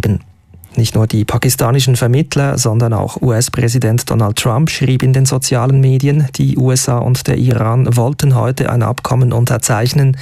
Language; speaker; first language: German; native; German